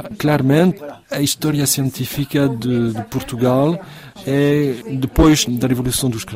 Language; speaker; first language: Portuguese; non-native, fluent; French